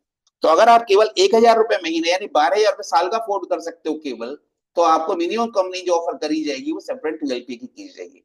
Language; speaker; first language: Hindi; native; Hindi